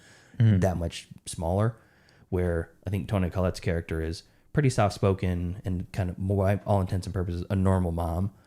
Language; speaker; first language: English; native; English